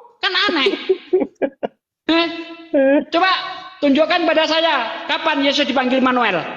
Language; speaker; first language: Indonesian; native; Indonesian